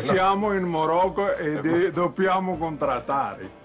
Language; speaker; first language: Italian; non-native, fluent; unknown